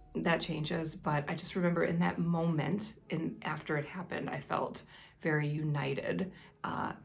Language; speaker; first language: English; native; English